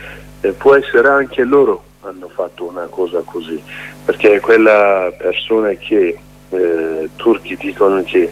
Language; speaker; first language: Italian; non-native, learner; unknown